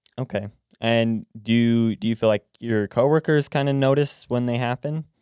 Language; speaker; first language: English; native; English